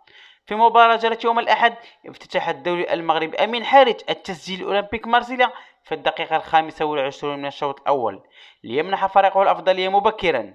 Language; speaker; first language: Arabic; native; Arabic